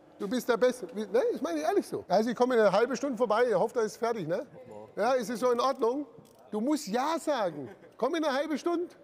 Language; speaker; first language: German; native; German